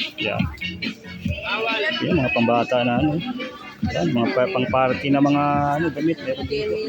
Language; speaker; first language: Filipino; native; Filipino